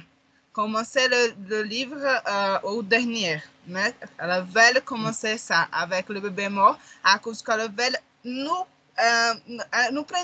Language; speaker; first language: French; non-native, learner; Portuguese